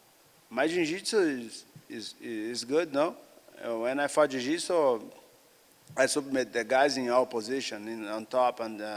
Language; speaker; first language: English; non-native, learner; Portuguese